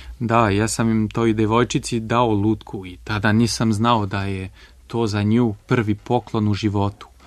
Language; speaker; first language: Serbian; non-native, fluent; French